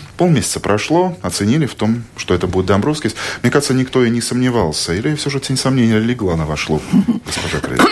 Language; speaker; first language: Russian; native; Russian